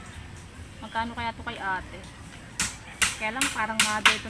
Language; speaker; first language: Filipino; native; Filipino